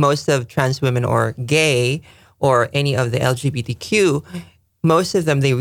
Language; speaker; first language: English; non-native, local second language; Filipino